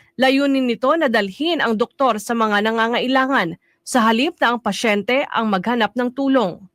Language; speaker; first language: Filipino; native; Filipino